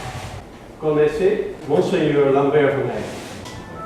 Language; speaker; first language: French; non-native, learner; Dutch